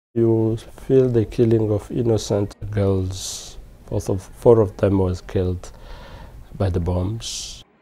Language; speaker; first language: English; non-native, fluent; Swahili